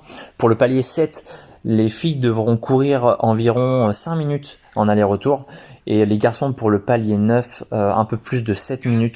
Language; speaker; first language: French; native; French